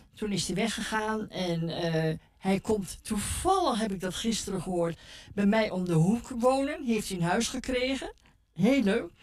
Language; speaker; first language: Dutch; native; Dutch